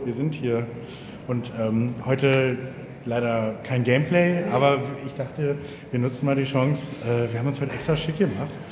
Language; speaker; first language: German; native; German